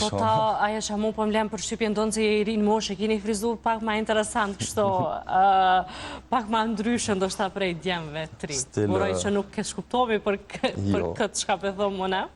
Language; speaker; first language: Albanian; native; Albanian